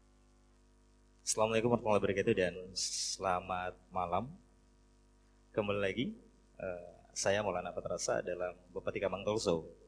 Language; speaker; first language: Indonesian; native; Indonesian